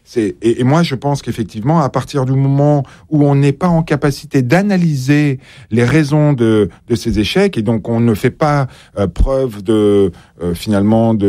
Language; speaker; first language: French; native; French